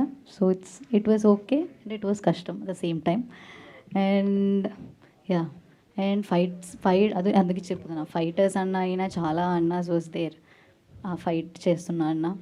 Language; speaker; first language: Telugu; non-native, learner; Malayalam